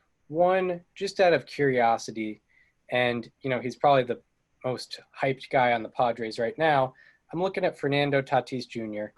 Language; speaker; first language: English; native; English